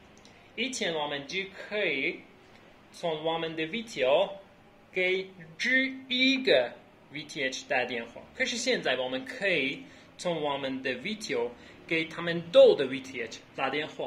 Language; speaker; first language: Chinese; non-native, learner; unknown